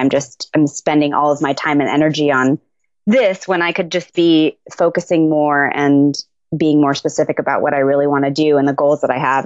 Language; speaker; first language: English; native; English